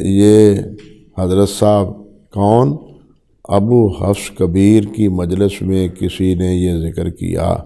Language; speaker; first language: Urdu; non-native, local second language; Punjabi